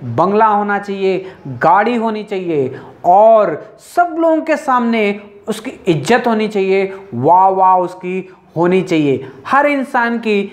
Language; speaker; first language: Hindi; non-native, local second language; Telugu